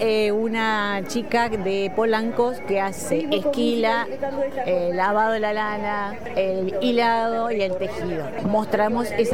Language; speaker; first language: Spanish; native; Spanish